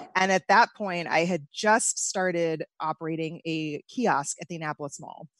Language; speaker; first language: English; native; English